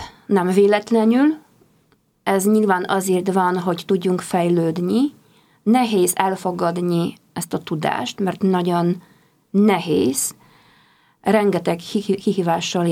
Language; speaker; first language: Hungarian; non-native, fluent; Polish